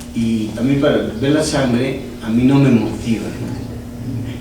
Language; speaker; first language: Spanish; native; Spanish